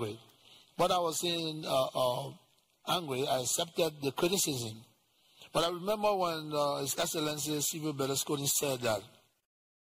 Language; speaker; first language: Italian; non-native, learner; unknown